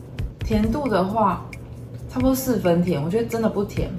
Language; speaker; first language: Chinese; native; Chinese